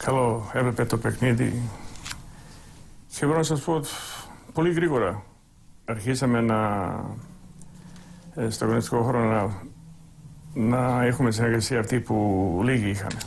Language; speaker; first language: Greek; non-native, fluent; Croatian